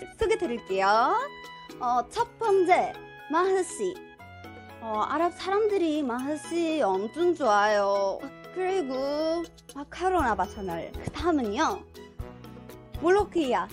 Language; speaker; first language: Korean; non-native, learner; Arabic